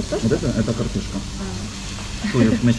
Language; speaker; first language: Russian; non-native, fluent; Korean